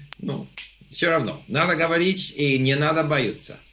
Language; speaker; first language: Russian; non-native, fluent; English